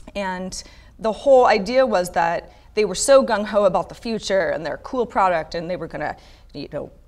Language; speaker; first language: English; native; English